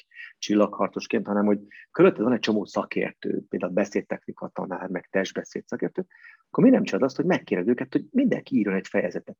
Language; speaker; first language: Hungarian; native; Hungarian